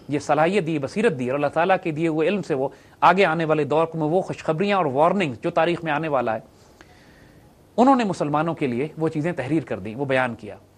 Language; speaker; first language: Urdu; native; Urdu